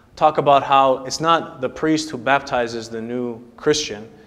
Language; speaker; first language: English; native; English